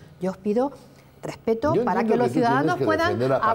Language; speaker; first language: Spanish; native; Spanish